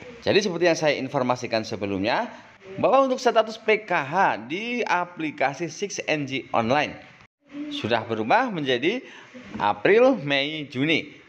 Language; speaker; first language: Indonesian; native; Indonesian